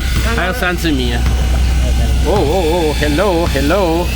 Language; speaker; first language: Chinese; non-native, fluent; English